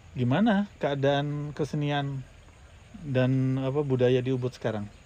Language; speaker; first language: Indonesian; native; Indonesian